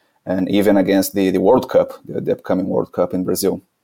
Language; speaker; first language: English; non-native, fluent; Portuguese